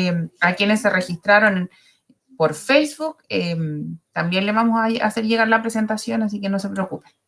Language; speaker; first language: Spanish; native; Spanish